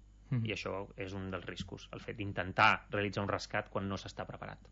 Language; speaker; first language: Catalan; native; Catalan